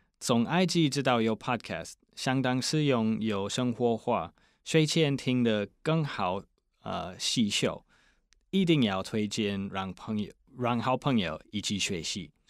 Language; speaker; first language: Chinese; non-native, fluent; English